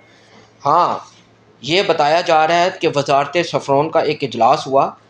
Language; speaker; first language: Urdu; non-native, local second language; Punjabi